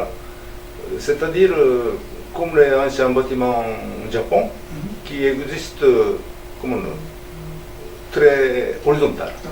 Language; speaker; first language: French; non-native, learner; Japanese